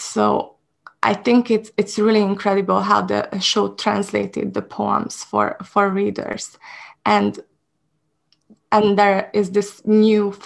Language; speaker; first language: English; non-native, fluent; Hungarian